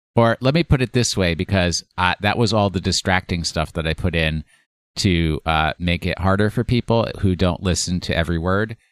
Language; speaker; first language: English; native; English